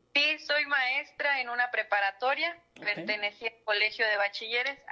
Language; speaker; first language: Spanish; native; Spanish